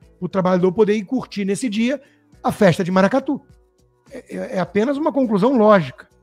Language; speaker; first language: Portuguese; native; Portuguese